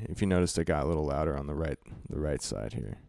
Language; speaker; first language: English; native; English